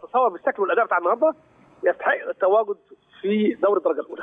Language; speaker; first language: Arabic; native; Arabic